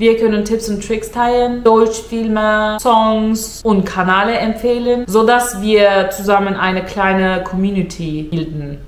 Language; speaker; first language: German; non-native, fluent; Turkish